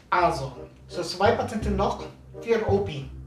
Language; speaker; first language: German; non-native, learner; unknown